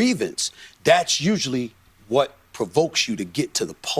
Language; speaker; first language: English; native; English